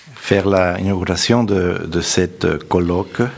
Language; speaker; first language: French; non-native, learner; Spanish